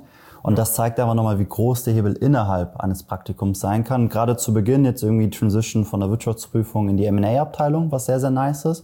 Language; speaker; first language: German; native; German